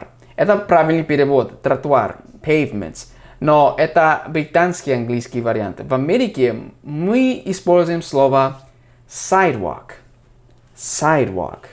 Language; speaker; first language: Russian; non-native, fluent; English